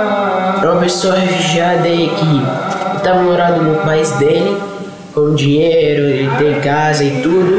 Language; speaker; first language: Portuguese; early bilingual, other home language; Arabic